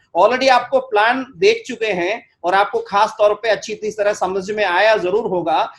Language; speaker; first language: Hindi; non-native, local second language; Malayalam